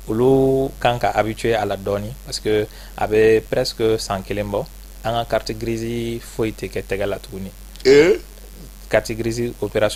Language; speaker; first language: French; non-native, local second language; Bambara